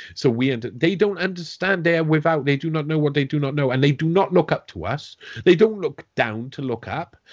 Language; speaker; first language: English; native; English